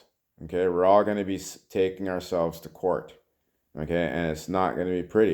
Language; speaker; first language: English; native; English